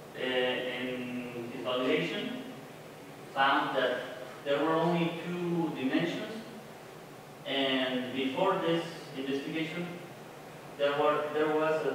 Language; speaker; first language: English; non-native, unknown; Spanish